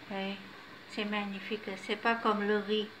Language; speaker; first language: French; non-native, fluent; Vietnamese